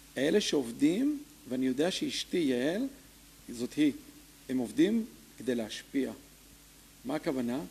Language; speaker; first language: Hebrew; early bilingual, other home language; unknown